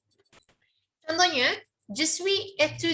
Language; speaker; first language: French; non-native, fluent; Indonesian